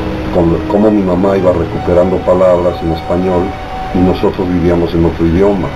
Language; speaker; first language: Spanish; native; Spanish